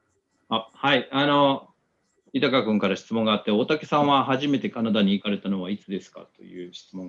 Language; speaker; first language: Japanese; native; Japanese